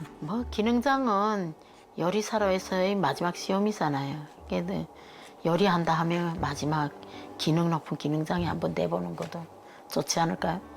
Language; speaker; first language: Korean; native; Korean